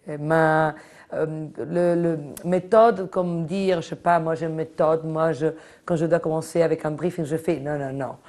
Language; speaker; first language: French; non-native, fluent; Spanish